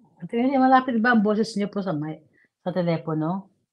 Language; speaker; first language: Filipino; native; Filipino